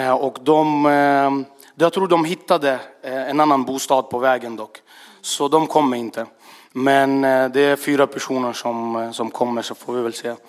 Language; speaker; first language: Swedish; early bilingual, other home language; Russian